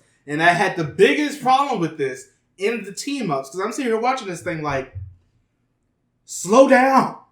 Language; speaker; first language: English; native; English